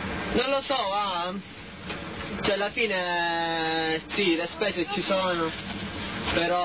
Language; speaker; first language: Italian; native; Italian